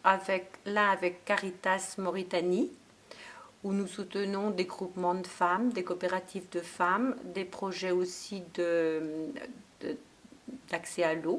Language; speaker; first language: French; native; French